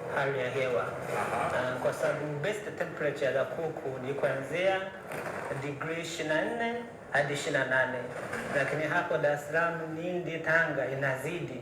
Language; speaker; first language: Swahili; non-native, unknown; Chinese